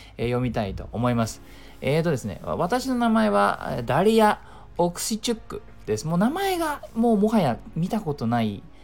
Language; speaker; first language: Japanese; native; Japanese